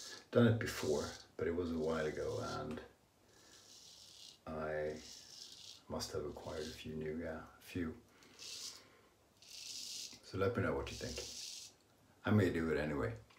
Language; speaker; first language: English; non-native, fluent; Swedish